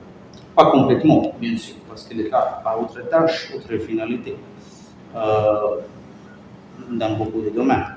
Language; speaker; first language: French; non-native, fluent; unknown